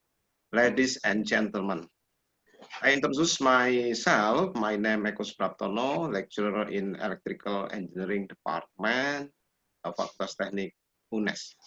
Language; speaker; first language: English; non-native, learner; Indonesian